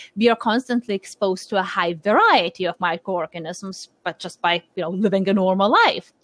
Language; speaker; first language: English; non-native, fluent; Lithuanian